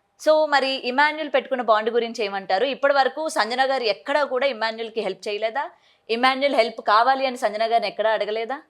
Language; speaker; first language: Telugu; native; Telugu